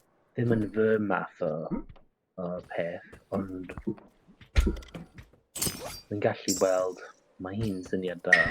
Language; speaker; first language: Welsh; non-native, learner; English